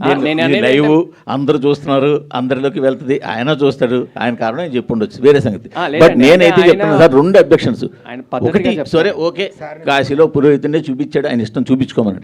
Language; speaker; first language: Telugu; native; Telugu